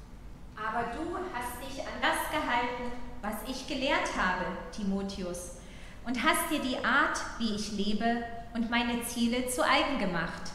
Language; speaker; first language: German; native; German